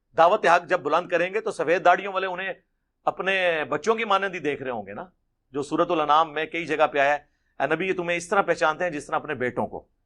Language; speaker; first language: Urdu; non-native, local second language; Punjabi